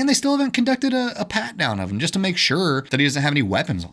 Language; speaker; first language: English; native; English